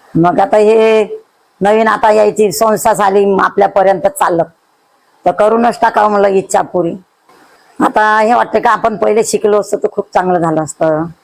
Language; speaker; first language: Marathi; native; Marathi